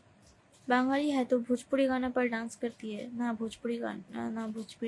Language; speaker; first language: Hindi; non-native, local second language; Bangla